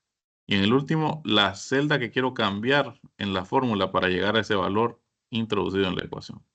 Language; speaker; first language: Spanish; native; Spanish